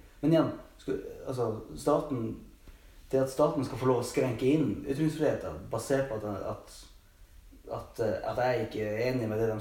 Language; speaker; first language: Norwegian; native; Norwegian